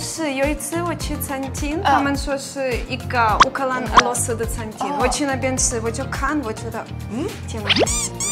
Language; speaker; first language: Chinese; non-native, learner; Ukrainian